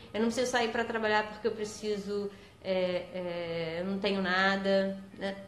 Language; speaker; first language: Portuguese; native; Portuguese